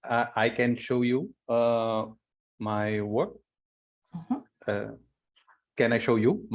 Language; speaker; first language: English; non-native, learner; Portuguese